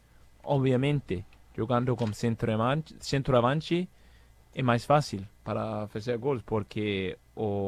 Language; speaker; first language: Portuguese; non-native, fluent; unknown